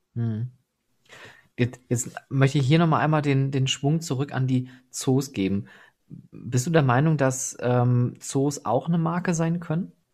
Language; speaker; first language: German; native; German